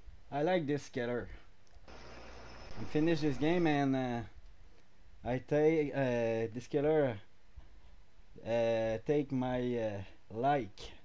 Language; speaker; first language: English; non-native, learner; French